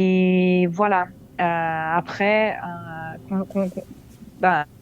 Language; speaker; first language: French; non-native, fluent; Serbian